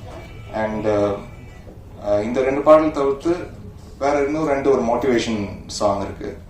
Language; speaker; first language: Tamil; native; Tamil